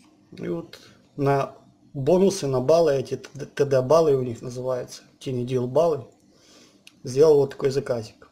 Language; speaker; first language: Russian; native; Russian